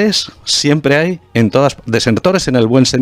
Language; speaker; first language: Spanish; native; Spanish